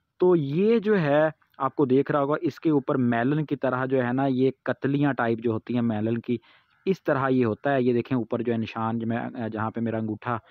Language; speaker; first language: Urdu; non-native, local second language; Punjabi